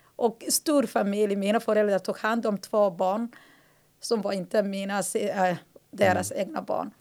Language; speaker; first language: Swedish; non-native, fluent; Somali